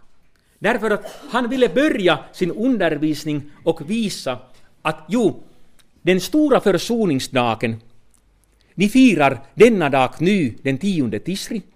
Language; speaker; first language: Swedish; non-native, fluent; Finnish